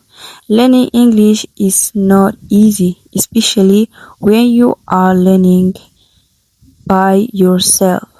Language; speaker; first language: English; non-native, learner; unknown